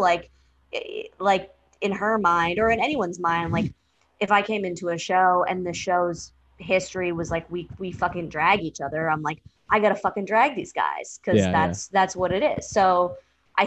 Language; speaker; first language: English; native; English